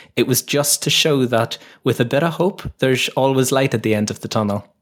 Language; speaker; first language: English; native; English